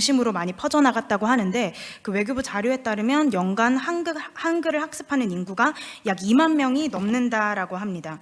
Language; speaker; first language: Korean; native; Korean